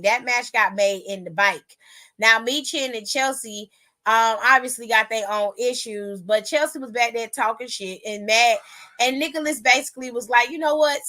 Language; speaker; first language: English; native; English